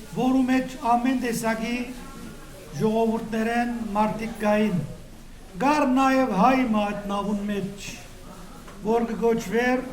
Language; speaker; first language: Armenian; native; Armenian